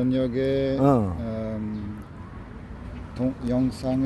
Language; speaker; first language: Korean; non-native, learner; French